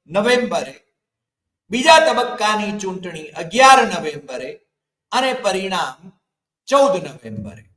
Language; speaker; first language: Gujarati; native; Gujarati